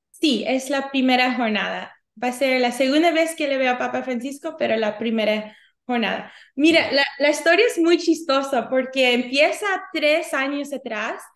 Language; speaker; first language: Spanish; early bilingual, heritage; Spanish